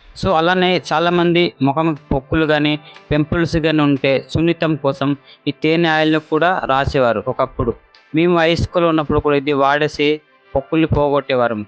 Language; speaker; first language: Telugu; non-native, local second language; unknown